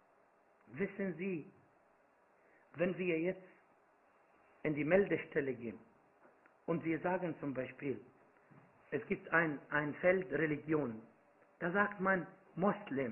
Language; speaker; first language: German; non-native, fluent; Arabic